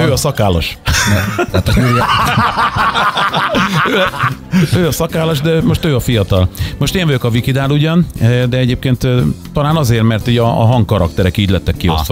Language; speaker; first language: Hungarian; native; Hungarian